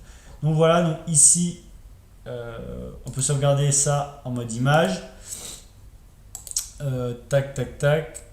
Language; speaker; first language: French; native; French